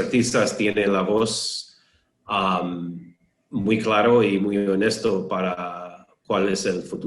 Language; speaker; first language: Spanish; non-native, learner; English